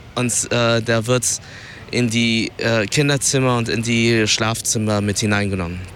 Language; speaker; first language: German; early bilingual, other home language; Vietnamese